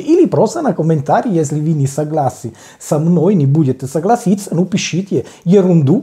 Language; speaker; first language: Russian; non-native, learner; Italian